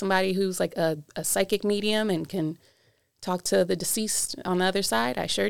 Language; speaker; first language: English; native; English